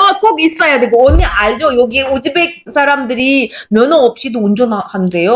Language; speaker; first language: Korean; non-native, fluent; Uzbek